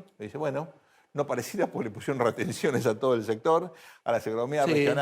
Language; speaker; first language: Spanish; native; Spanish